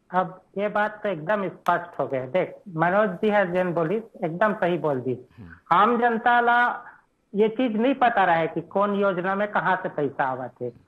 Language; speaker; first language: Hindi; native; Hindi